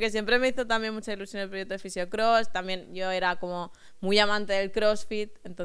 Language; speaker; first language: Spanish; native; Spanish